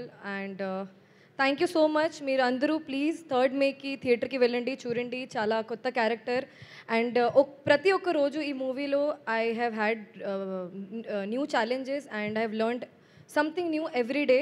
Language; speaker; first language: Telugu; non-native, local second language; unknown